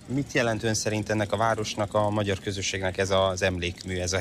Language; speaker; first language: Hungarian; native; Hungarian